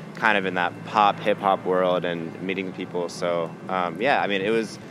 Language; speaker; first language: English; native; English